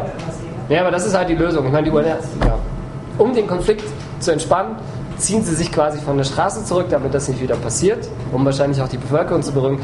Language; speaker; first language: German; native; German